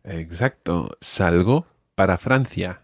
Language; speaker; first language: Spanish; non-native, fluent; English